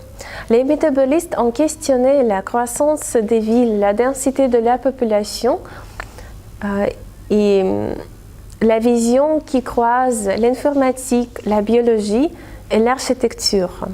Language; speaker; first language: French; non-native, fluent; Russian